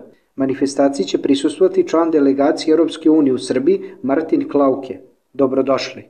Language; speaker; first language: Serbian; native; Serbian